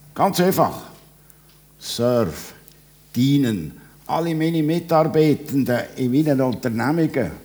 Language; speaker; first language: German; native; German